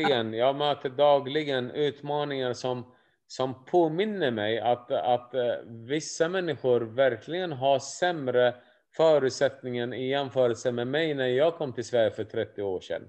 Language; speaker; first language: Swedish; non-native, fluent; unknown